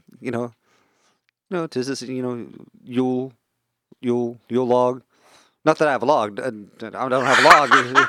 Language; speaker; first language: English; native; English